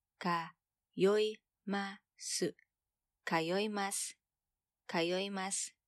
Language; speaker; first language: Japanese; non-native, fluent; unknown